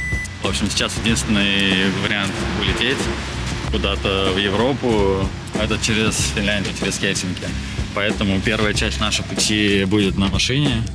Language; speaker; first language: Russian; native; Russian